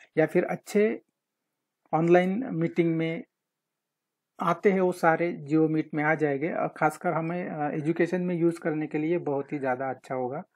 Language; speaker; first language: Hindi; non-native, local second language; Marathi